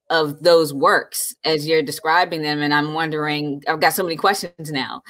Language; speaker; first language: English; native; English